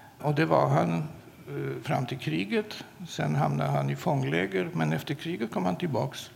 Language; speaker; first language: Swedish; non-native, fluent; Polish